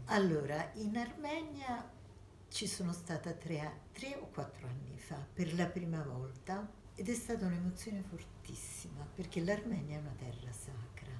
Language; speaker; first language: Italian; early bilingual, other home language; Armenian